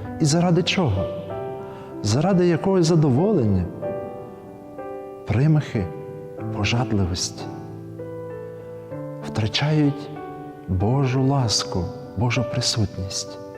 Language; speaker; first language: Ukrainian; native; Ukrainian